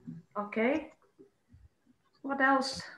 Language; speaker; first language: English; non-native, fluent; Croatian